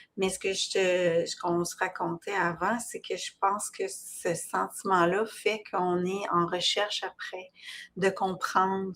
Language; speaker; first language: French; native; French